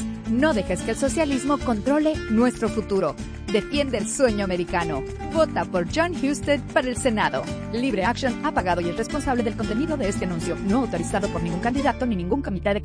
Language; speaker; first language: Spanish; native; Spanish